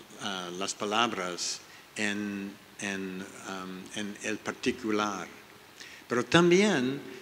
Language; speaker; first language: Spanish; non-native, learner; English